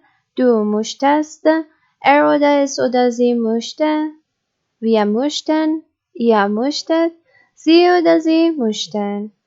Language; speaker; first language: German; non-native, learner; Persian